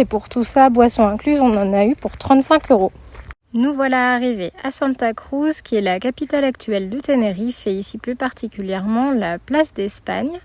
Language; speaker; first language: French; native; French